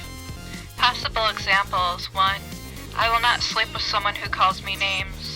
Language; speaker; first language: English; native; English